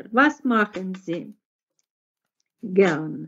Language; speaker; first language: German; non-native, fluent; Russian